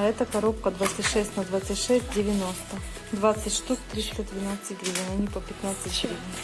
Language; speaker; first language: Russian; native; Russian